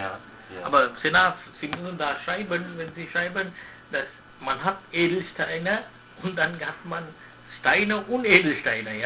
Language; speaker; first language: German; non-native, learner; Sinhala